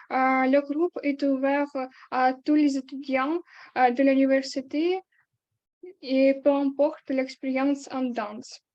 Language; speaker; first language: French; non-native, learner; Ukrainian